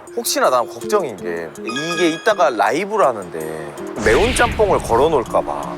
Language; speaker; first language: Korean; native; Korean